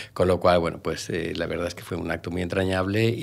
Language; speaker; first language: Spanish; native; Spanish